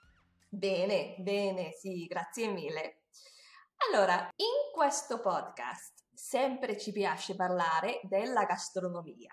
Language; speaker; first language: Italian; non-native, fluent; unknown